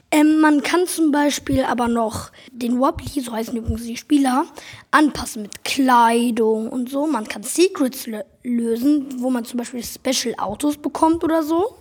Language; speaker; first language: German; native; German